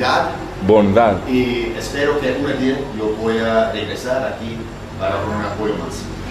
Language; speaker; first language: Spanish; non-native, learner; English